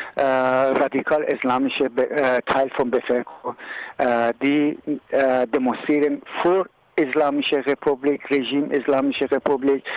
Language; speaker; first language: German; non-native, learner; Persian